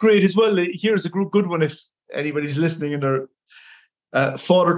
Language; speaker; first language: English; native; English